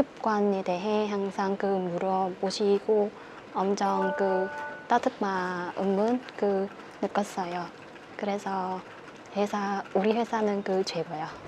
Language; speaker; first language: Korean; non-native, learner; Vietnamese